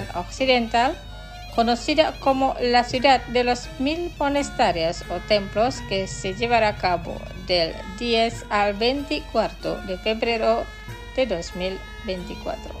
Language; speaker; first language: Spanish; non-native, fluent; Indonesian